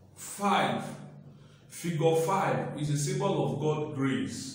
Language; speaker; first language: English; non-native, local second language; Yoruba